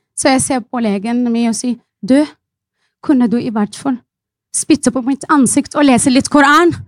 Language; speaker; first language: Norwegian; non-native, fluent; Arabic